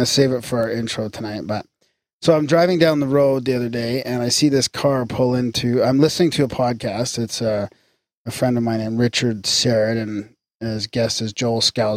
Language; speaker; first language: English; native; English